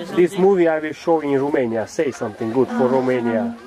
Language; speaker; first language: English; non-native, learner; Hungarian